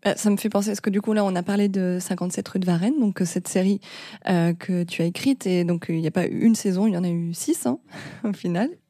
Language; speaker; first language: French; native; French